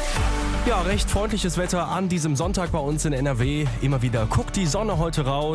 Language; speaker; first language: German; native; German